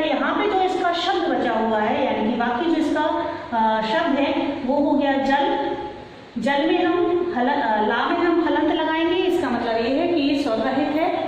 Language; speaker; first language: Hindi; native; Hindi